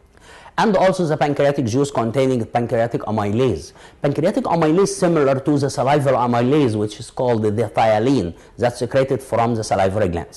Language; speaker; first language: English; non-native, local second language; Arabic